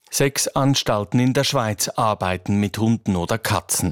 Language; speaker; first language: German; native; German